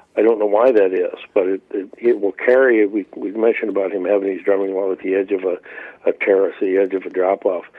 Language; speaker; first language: English; native; English